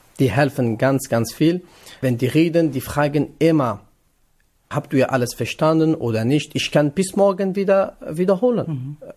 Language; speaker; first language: German; non-native, learner; Kurdish